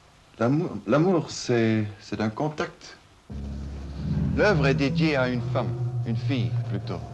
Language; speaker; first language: French; non-native, fluent; German